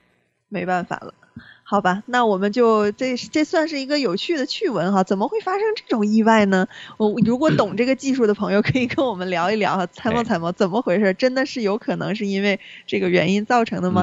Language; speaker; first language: Chinese; native; Chinese